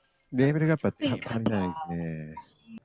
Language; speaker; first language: Japanese; native; Japanese